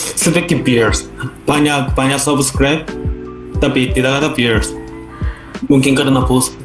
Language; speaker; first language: Indonesian; non-native, learner; Korean